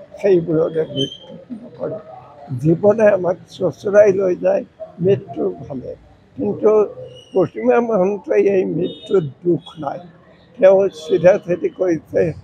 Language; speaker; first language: Assamese; native; Assamese